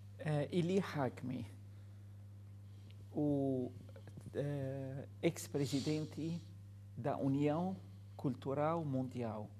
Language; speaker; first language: Portuguese; non-native, fluent; Arabic